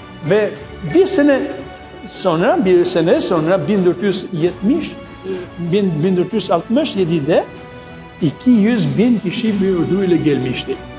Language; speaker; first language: Turkish; non-native, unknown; Albanian